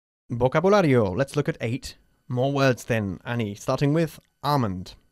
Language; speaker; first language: English; native; English